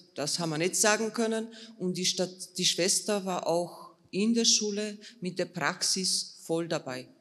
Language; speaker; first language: German; non-native, fluent; Polish